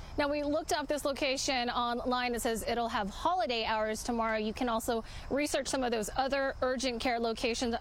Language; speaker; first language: English; native; English